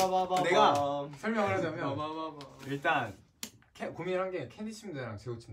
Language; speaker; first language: Korean; native; Korean